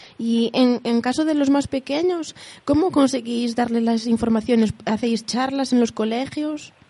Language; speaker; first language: Spanish; native; Spanish